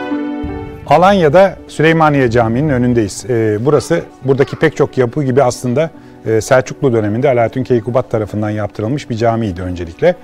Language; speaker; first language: Turkish; native; Turkish